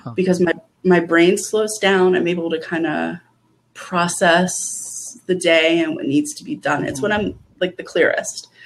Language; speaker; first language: English; native; English